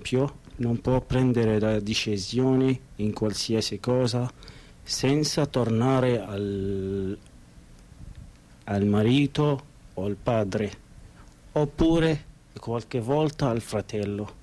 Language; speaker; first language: Italian; non-native, learner; Arabic